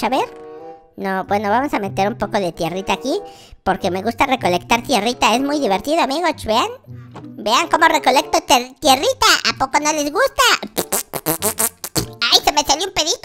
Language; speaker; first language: Spanish; native; Spanish